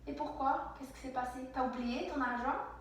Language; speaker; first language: French; non-native, fluent; English